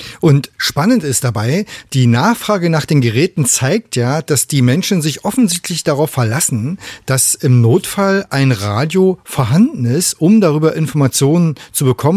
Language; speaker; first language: German; native; German